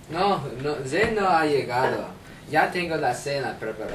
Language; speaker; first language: Spanish; non-native, learner; English